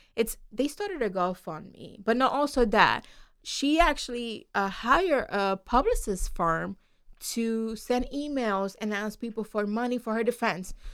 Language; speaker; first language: English; non-native, fluent; Spanish